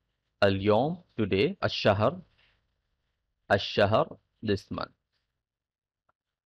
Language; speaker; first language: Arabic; non-native, fluent; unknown